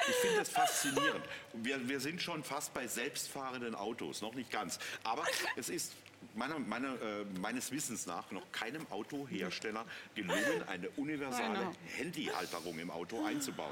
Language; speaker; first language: German; native; German